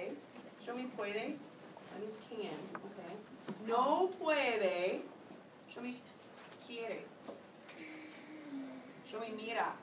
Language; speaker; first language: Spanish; non-native, fluent; English